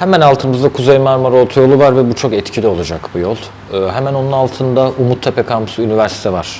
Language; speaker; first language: Turkish; native; Turkish